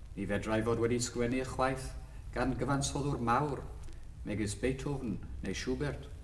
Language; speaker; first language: Welsh; non-native, local second language; English